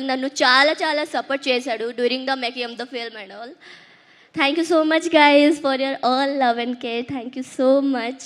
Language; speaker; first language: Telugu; non-native, local second language; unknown